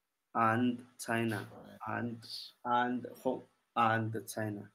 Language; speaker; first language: English; non-native, learner; Chinese